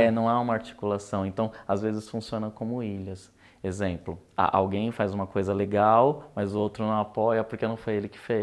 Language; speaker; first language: Portuguese; native; Portuguese